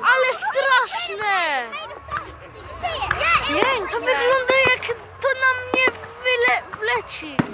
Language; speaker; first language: Polish; early bilingual, heritage; Polish